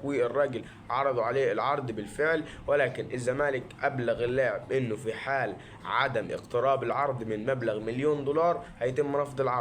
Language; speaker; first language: Arabic; native; Arabic